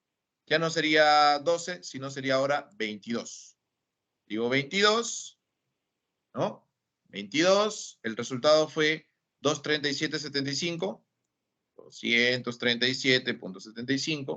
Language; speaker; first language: Spanish; native; Spanish